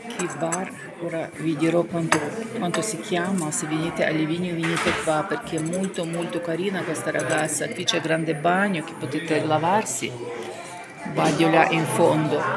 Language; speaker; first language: Italian; non-native, learner; Ukrainian